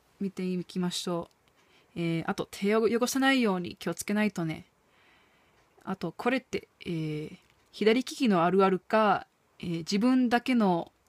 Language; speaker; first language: Japanese; non-native, fluent; English